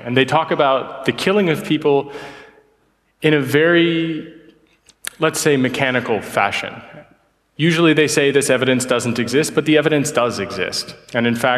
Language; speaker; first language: English; native; English